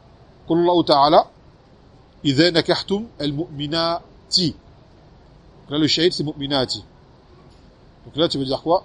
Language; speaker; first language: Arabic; non-native, fluent; French